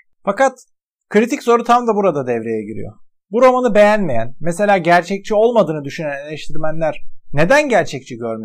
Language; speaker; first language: Turkish; native; Turkish